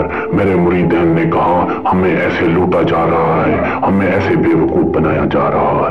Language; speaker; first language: Urdu; native; Urdu